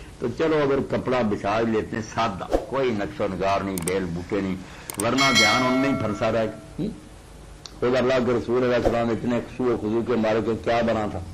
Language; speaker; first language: Urdu; non-native, local second language; Punjabi